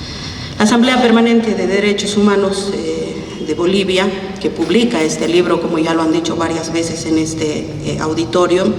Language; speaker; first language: Spanish; native; Spanish